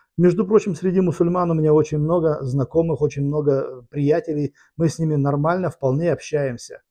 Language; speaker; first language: Russian; native; Russian